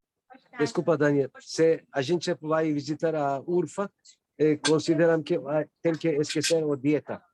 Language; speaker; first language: Portuguese; non-native, learner; Turkish